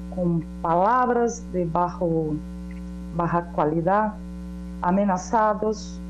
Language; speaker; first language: Spanish; non-native, learner; Portuguese